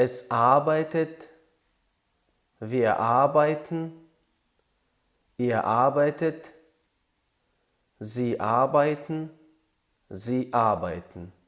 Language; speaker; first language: German; non-native, fluent; Tajik